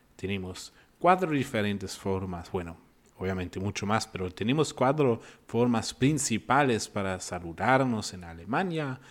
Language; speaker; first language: Spanish; non-native, fluent; German